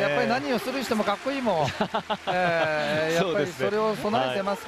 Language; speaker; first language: Japanese; native; Japanese